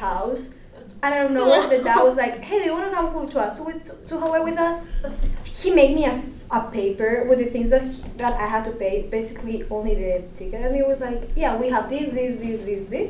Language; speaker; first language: English; non-native, fluent; Spanish